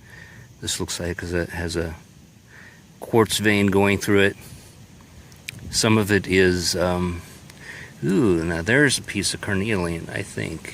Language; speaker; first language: English; native; English